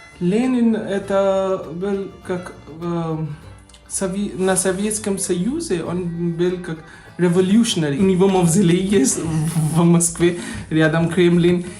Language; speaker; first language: Russian; non-native, fluent; Bangla